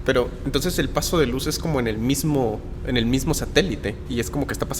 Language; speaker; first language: Spanish; native; Spanish